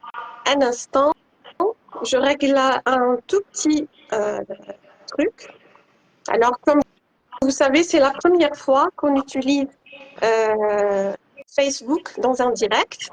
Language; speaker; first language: French; non-native, local second language; Arabic